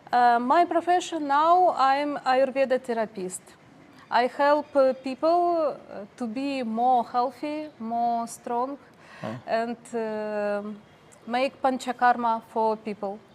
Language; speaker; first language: English; non-native, learner; Ukrainian